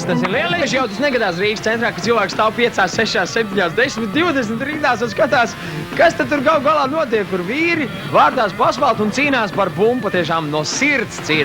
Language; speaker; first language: Latvian; native; Latvian